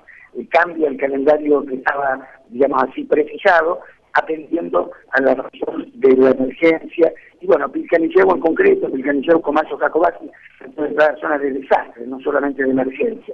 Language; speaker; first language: Spanish; native; Spanish